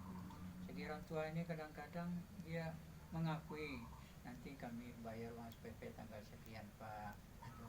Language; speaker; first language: Indonesian; non-native, local second language; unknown